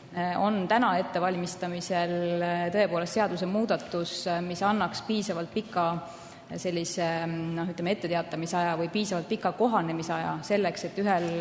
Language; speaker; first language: Estonian; native; Estonian